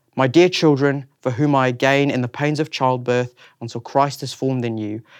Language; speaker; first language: English; native; English